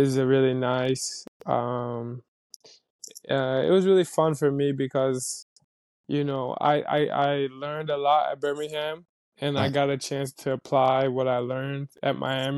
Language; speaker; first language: English; native; English